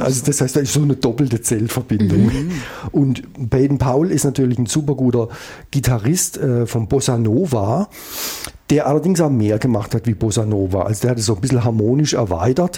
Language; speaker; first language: German; native; German